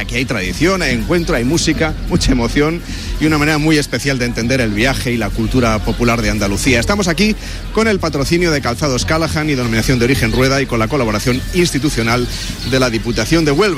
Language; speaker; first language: Spanish; native; Spanish